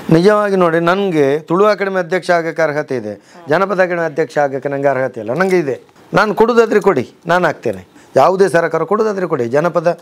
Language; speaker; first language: Kannada; non-native, local second language; Tulu